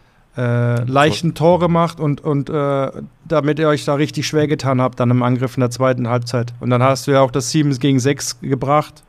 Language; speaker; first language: German; native; German